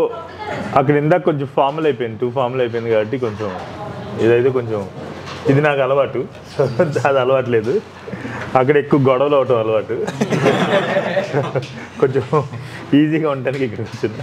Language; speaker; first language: Telugu; native; Telugu